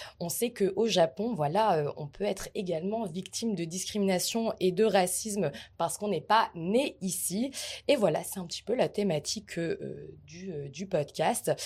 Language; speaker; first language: French; native; French